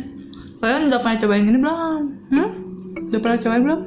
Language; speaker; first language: Indonesian; native; Indonesian